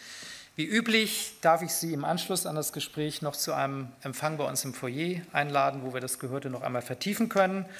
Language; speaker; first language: German; native; German